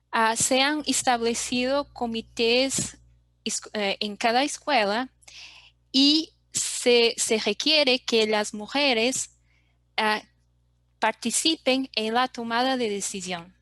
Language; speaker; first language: Spanish; non-native, fluent; Portuguese